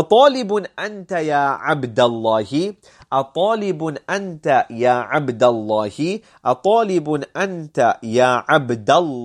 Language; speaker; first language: Arabic; non-native, fluent; English